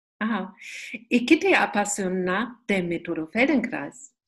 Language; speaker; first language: Spanish; non-native, learner; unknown